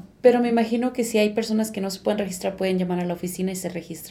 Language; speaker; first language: Spanish; native; Spanish